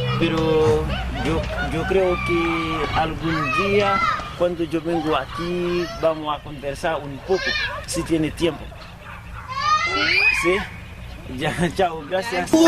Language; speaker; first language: Spanish; non-native, learner; Haitian Creole